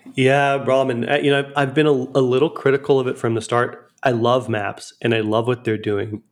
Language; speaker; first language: English; native; English